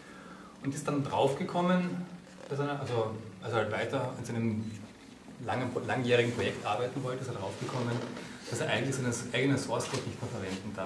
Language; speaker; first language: German; native; German